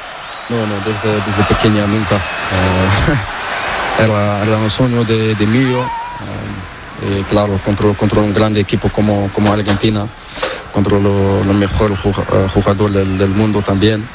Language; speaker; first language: Spanish; non-native, learner; Portuguese